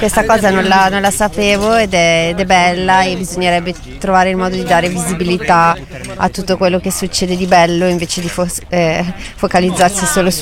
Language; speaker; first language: Italian; native; Italian